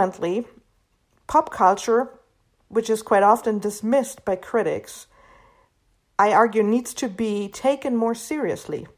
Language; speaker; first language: English; non-native, fluent; German